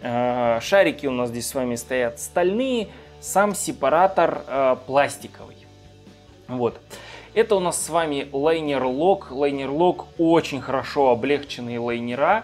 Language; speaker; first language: Russian; native; Russian